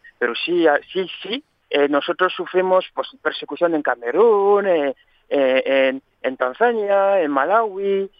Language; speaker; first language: Spanish; non-native, fluent; French